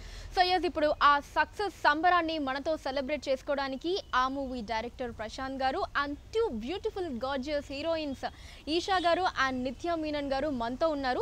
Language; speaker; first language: Telugu; native; Telugu